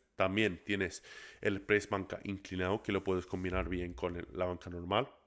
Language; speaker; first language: Spanish; early bilingual, other home language; English